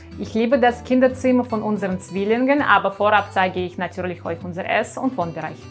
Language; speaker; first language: German; non-native, fluent; Russian